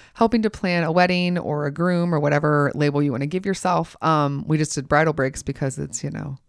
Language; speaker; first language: English; native; English